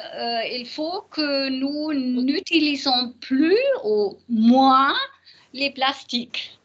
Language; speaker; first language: French; non-native, learner; German